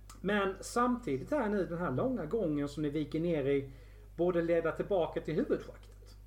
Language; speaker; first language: Swedish; native; Swedish